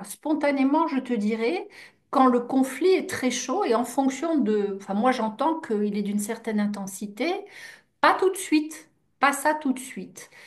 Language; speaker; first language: French; native; French